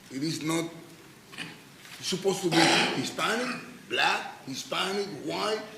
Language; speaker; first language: English; non-native, fluent; Spanish